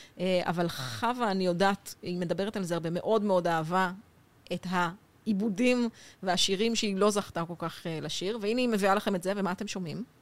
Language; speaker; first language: Hebrew; native; Hebrew